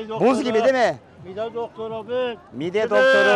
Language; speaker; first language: Turkish; native; Turkish